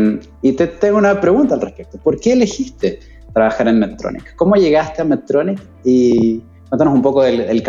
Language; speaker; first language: Spanish; native; Spanish